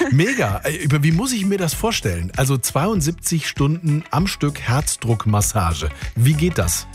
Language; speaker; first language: German; native; German